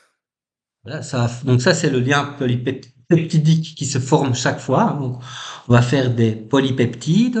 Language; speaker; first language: French; native; French